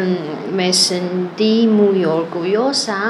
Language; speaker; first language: Spanish; non-native, learner; Chinese